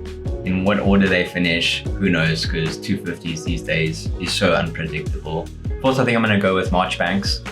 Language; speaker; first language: English; native; English